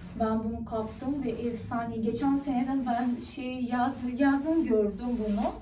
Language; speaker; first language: Turkish; non-native, fluent; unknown